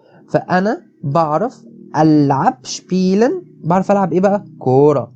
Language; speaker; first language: Arabic; native; Arabic